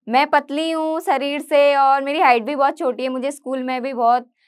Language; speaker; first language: Hindi; native; Hindi